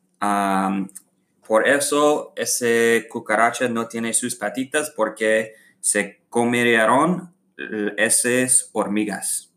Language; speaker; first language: Spanish; non-native, learner; English